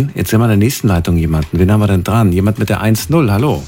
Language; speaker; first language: German; native; German